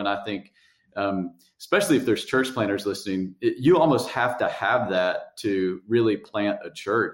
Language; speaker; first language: English; native; English